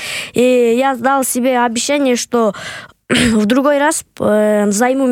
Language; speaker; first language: Russian; non-native, local second language; Kyrgyz